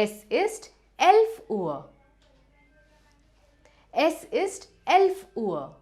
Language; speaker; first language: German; non-native, fluent; Hindi